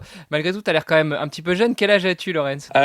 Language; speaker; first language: French; native; French